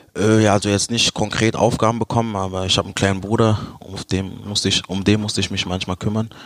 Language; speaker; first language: German; early bilingual, other home language; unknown